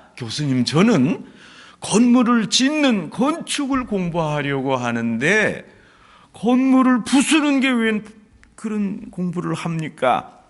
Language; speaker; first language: Korean; native; Korean